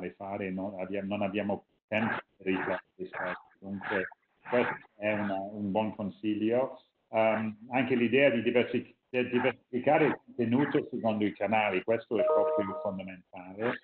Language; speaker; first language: Italian; non-native, fluent; English